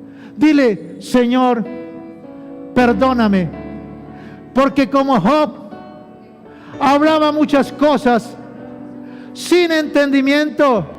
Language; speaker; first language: Spanish; native; Spanish